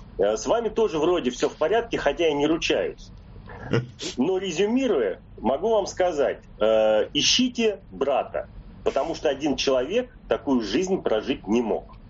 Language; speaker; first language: Russian; native; Russian